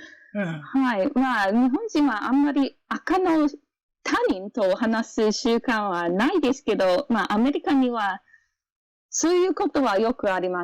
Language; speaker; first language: Japanese; non-native, fluent; English